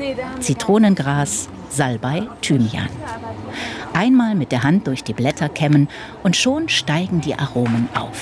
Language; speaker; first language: German; native; German